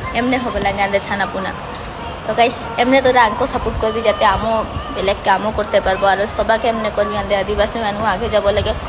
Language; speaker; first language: Bangla; non-native, local second language; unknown